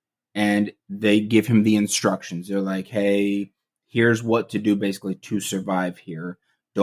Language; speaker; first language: English; native; English